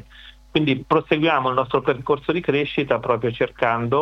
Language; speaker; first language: Italian; native; Italian